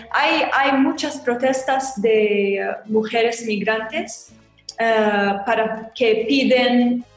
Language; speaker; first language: Spanish; non-native, learner; Arabic